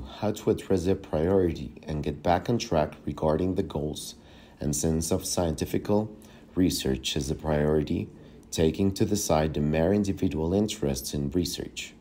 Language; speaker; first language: English; non-native, fluent; Spanish